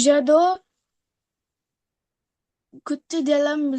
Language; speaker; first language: French; non-native, learner; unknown